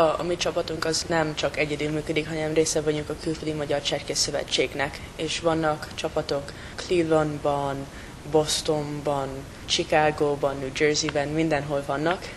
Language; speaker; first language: Hungarian; early bilingual, heritage; English